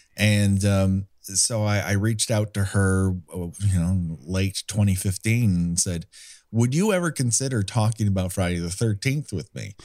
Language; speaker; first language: English; native; English